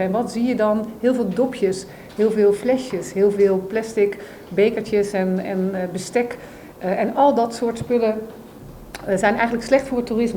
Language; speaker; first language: Dutch; native; Dutch